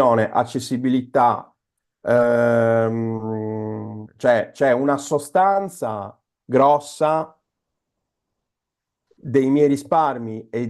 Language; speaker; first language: Italian; native; Italian